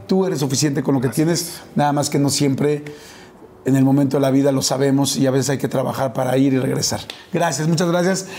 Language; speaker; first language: Spanish; native; Spanish